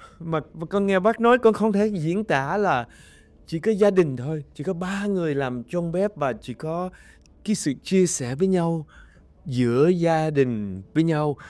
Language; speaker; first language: Vietnamese; early bilingual, heritage; Vietnamese